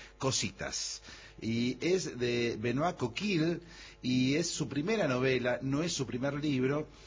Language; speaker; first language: Spanish; native; Spanish